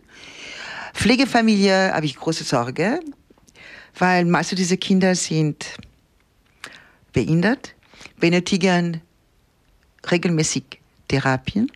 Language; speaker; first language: German; non-native, fluent; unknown